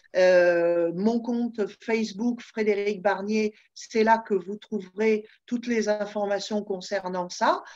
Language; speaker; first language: French; native; French